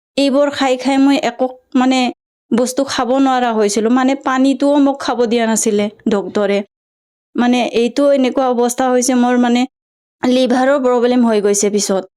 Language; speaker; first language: Assamese; non-native, local second language; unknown